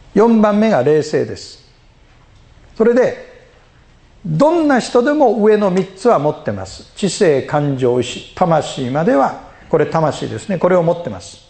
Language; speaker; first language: Japanese; native; Japanese